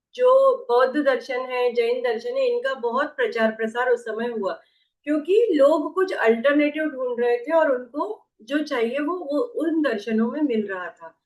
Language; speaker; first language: Hindi; non-native, local second language; Marathi